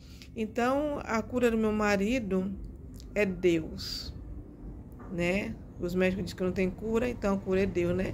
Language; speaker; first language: Portuguese; native; Portuguese